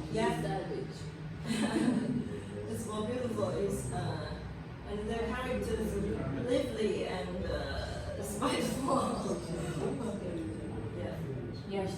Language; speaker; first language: English; non-native, learner; Chinese